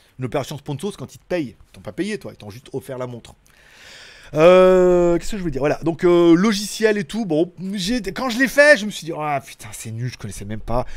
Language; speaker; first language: French; native; French